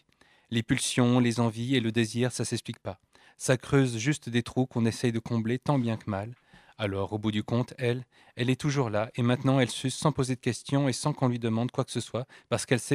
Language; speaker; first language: French; native; French